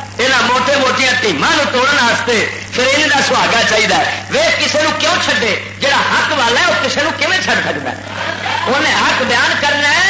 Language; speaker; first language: Urdu; native; Urdu